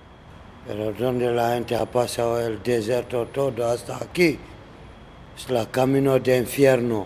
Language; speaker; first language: Spanish; non-native, learner; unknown